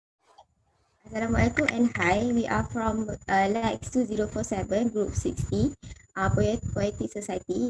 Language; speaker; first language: English; non-native, local second language; Malay